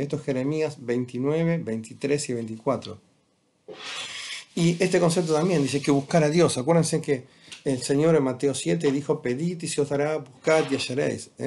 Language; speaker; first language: Spanish; native; Spanish